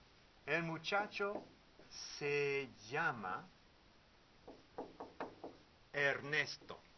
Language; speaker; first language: Spanish; non-native, learner; English